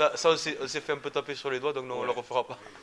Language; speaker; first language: French; native; French